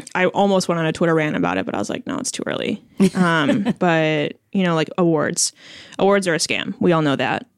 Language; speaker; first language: English; early bilingual, other home language; Chinese